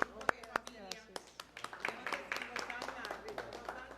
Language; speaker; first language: Spanish; native; Spanish